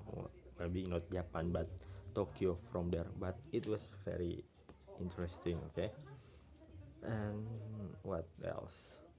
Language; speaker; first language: English; non-native, learner; Indonesian